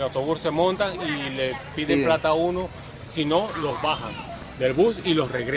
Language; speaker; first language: Spanish; native; Spanish